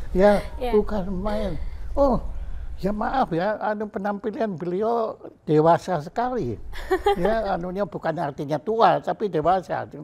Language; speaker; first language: Indonesian; native; Indonesian